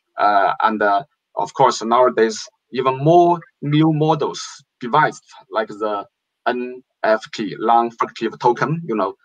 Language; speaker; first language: English; non-native, fluent; Chinese